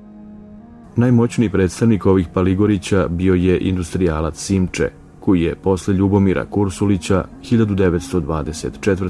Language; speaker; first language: Bosnian; native; Bosnian